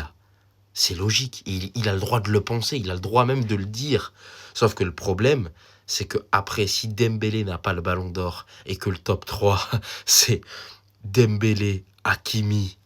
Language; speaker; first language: French; native; French